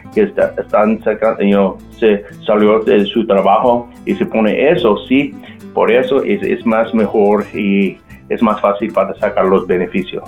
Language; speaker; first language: Spanish; non-native, local second language; English